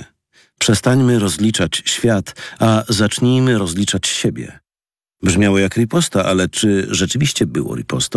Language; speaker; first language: Polish; native; Polish